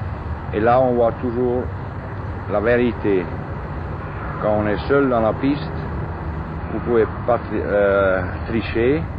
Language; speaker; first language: French; non-native, fluent; German